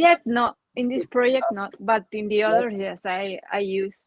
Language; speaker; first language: English; non-native, learner; Spanish